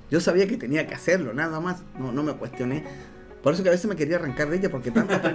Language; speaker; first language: Spanish; native; Spanish